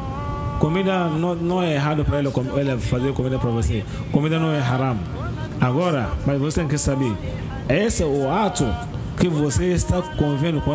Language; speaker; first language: Portuguese; non-native, learner; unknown